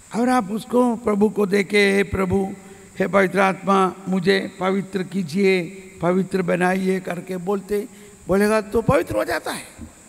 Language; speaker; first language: Hindi; non-native, local second language; Malayalam